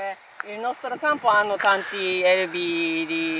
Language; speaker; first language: Italian; non-native, learner; Japanese